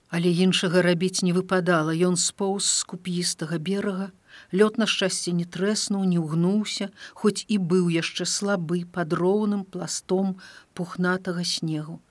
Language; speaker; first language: Belarusian; native; Belarusian